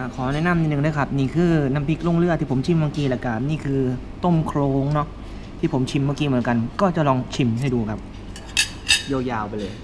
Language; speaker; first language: Thai; native; Thai